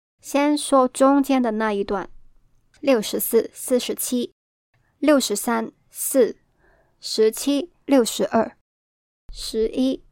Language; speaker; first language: Chinese; non-native, local second language; Cantonese